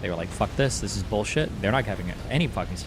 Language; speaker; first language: English; native; English